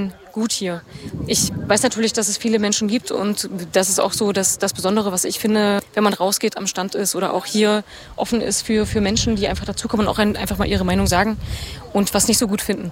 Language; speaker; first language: German; native; German